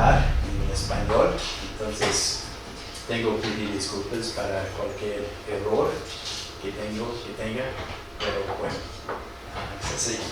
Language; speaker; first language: Spanish; non-native, fluent; English